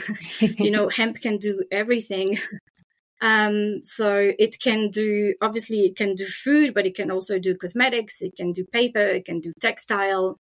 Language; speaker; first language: English; non-native, fluent; French